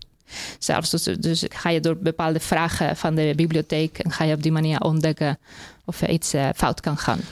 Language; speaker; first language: Dutch; non-native, fluent; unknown